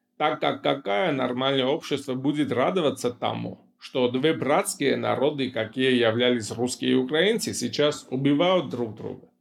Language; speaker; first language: Russian; non-native, local second language; Armenian